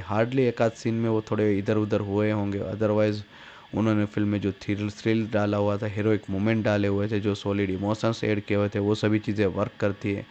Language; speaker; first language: Hindi; native; Hindi